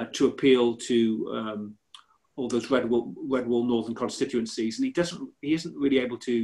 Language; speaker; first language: English; native; English